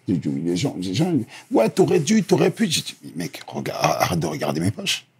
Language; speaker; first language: French; early bilingual, other home language; Lingala